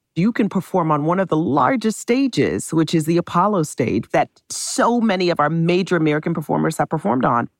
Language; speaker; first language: English; native; English